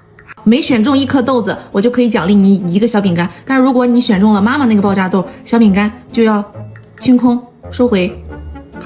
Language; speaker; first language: Chinese; native; Chinese